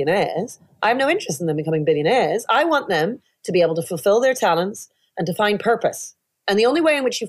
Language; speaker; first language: English; native; English